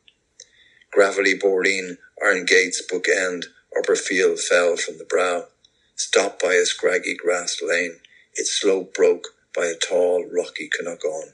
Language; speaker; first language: English; native; English